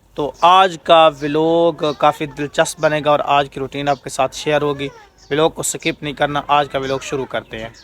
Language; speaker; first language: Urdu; non-native, local second language; Saraiki